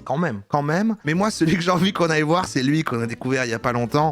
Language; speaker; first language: French; native; French